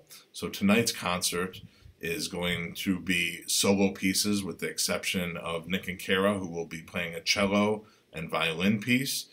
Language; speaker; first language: English; native; English